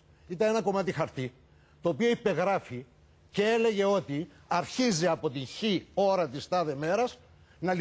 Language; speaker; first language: Greek; native; Greek